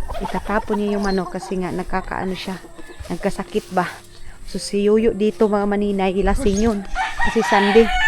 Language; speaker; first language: Filipino; non-native, local second language; Cebuano